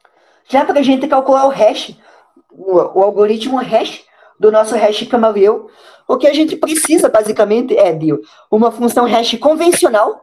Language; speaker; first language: Portuguese; native; Portuguese